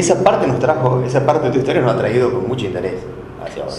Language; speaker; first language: Spanish; native; Spanish